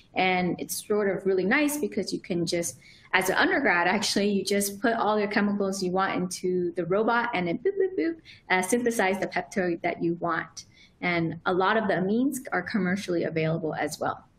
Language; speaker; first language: English; native; English